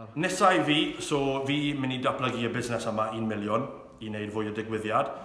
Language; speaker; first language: Welsh; non-native, local second language; English